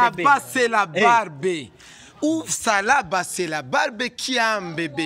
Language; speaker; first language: French; non-native, local second language; Rundi